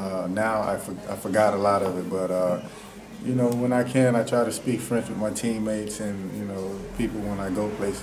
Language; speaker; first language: English; native; English